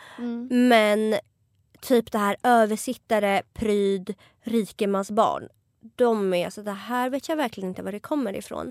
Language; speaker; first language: Swedish; native; Swedish